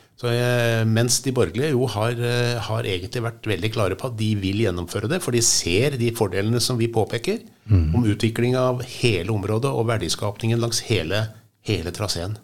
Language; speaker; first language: Norwegian; native; Norwegian